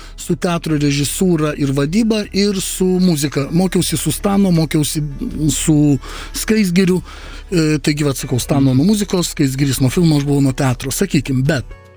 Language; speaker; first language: Lithuanian; non-native, local second language; Polish